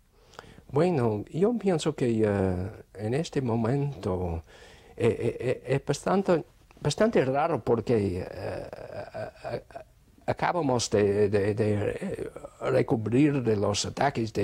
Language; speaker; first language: Spanish; non-native, fluent; English